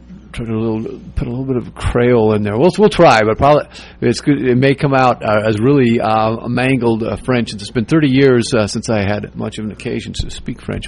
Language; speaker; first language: English; native; English